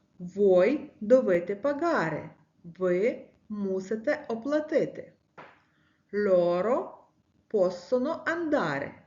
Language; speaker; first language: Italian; non-native, fluent; Ukrainian